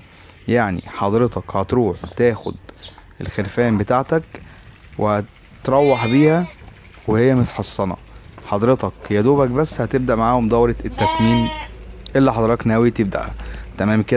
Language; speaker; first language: Arabic; native; Arabic